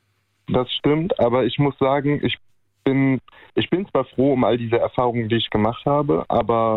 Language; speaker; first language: German; native; German